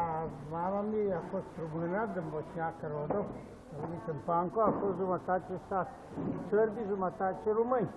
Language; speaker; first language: Romanian; early bilingual, heritage; Romanian